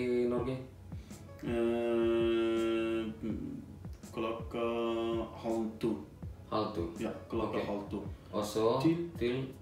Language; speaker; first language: Norwegian; non-native, learner; Indonesian